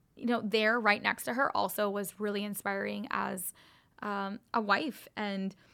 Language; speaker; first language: English; native; English